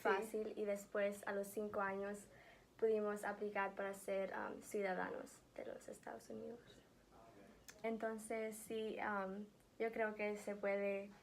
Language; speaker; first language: Spanish; early bilingual, heritage; Spanish